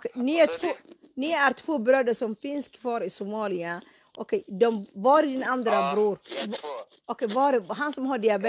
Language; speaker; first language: Swedish; non-native, fluent; Somali